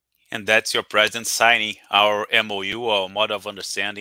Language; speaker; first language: English; non-native, fluent; Portuguese